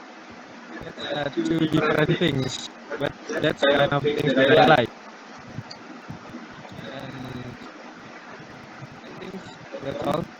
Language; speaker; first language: English; non-native, learner; Indonesian